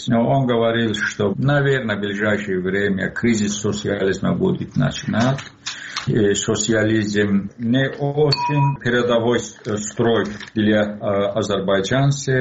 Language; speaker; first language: Russian; non-native, local second language; Azerbaijani